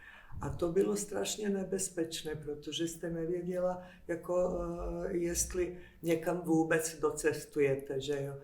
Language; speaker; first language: Czech; non-native, fluent; Bosnian